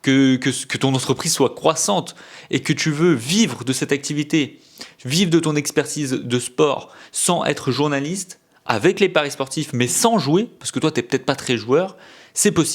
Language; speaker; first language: French; native; French